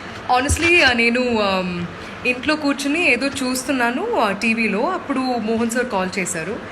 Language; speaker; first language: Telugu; non-native, fluent; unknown